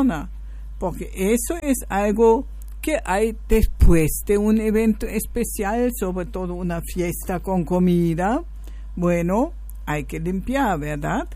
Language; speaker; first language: Spanish; non-native, fluent; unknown